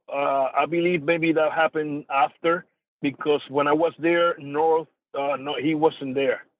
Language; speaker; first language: English; non-native, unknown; Spanish